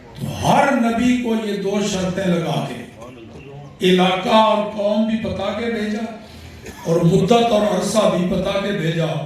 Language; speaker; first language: Urdu; non-native, local second language; Punjabi